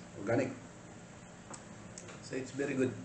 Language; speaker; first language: English; non-native, learner; Filipino